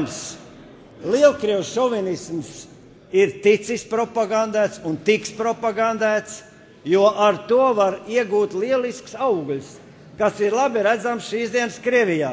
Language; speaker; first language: Latvian; native; Latvian